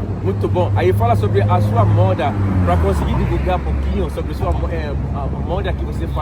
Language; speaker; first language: Portuguese; non-native, fluent; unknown